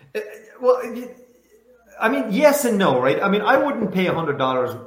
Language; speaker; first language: English; native; English